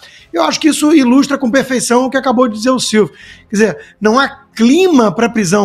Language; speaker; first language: Portuguese; native; Portuguese